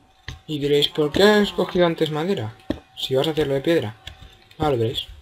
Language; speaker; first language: Spanish; native; Spanish